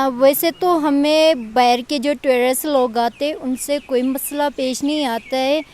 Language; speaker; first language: Urdu; non-native, local second language; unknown